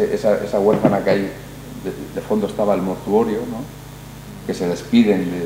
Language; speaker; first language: Spanish; native; Spanish